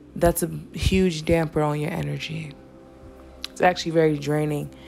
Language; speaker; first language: English; native; English